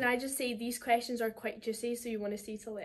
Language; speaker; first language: English; native; English